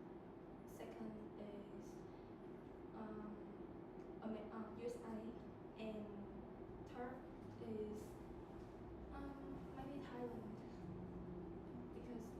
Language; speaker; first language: English; non-native, learner; Vietnamese